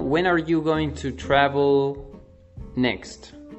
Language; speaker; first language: English; non-native, fluent; Spanish